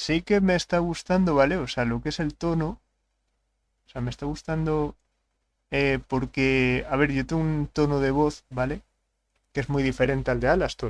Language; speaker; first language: Spanish; native; Spanish